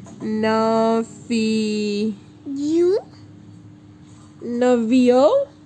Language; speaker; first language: English; early bilingual, other home language; Indonesian